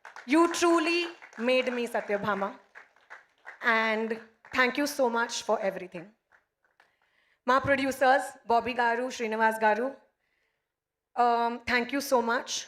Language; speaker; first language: Telugu; non-native, learner; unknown